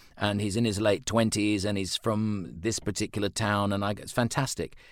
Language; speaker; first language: English; native; English